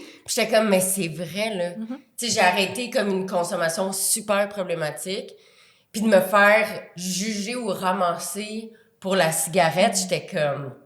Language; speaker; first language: French; native; French